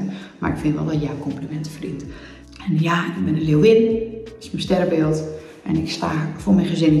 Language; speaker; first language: Dutch; native; Dutch